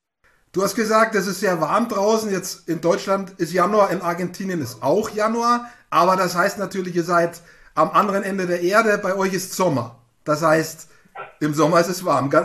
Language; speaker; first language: German; native; German